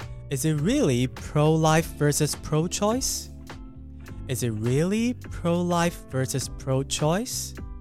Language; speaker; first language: English; non-native, fluent; Chinese